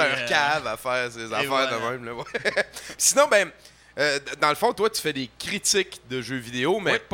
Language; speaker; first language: French; native; French